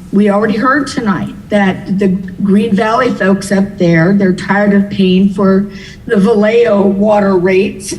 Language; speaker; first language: English; native; English